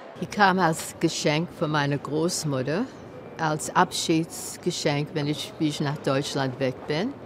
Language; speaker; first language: German; early bilingual, heritage; German